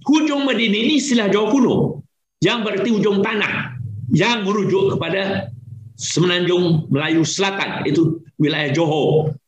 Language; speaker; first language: Malay; native; Malay